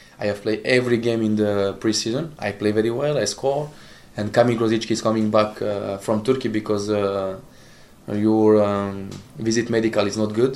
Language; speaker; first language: English; non-native, learner; Italian